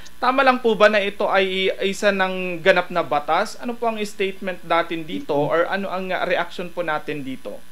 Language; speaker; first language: Filipino; non-native, local second language; Iloko